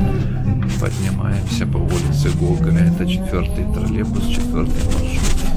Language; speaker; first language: Russian; native; Russian